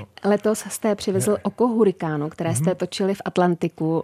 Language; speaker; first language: Czech; native; Czech